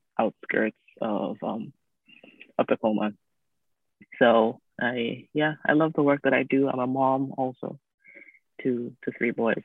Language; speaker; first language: English; non-native, local second language; Akan